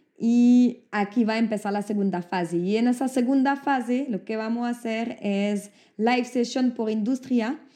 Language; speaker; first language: Spanish; non-native, fluent; French